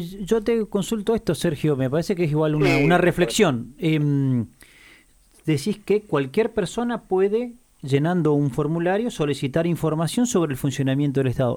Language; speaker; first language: Spanish; native; Spanish